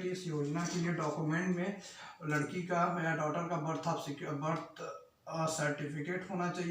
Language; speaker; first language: Hindi; native; Hindi